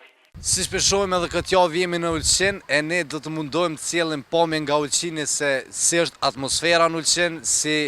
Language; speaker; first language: Albanian; native; Albanian